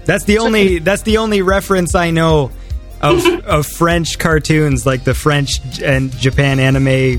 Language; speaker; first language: English; native; English